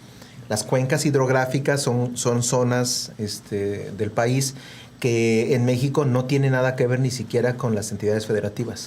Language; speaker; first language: Spanish; native; Spanish